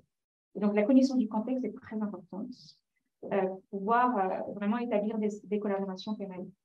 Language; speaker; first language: French; native; French